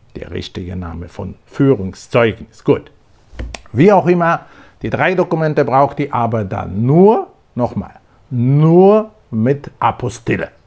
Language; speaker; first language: German; non-native, fluent; Polish